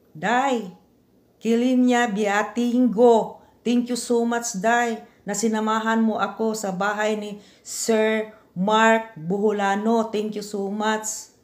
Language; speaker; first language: Filipino; non-native, local second language; Cebuano